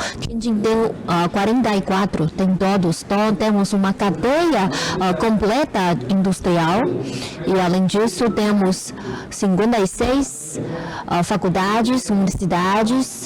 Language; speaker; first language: Portuguese; non-native, fluent; Chinese